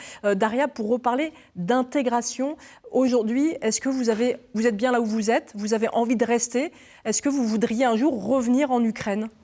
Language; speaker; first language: French; native; French